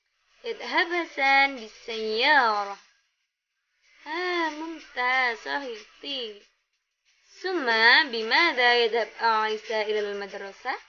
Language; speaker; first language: Arabic; non-native, learner; Indonesian